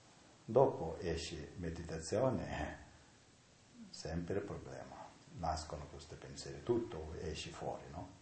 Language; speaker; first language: Italian; non-native, learner; Tibetan